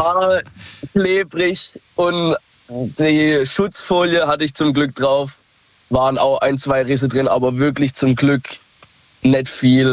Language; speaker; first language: German; native; German